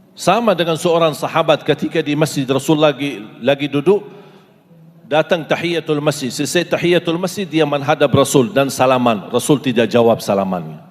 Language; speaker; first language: Malay; non-native, fluent; Arabic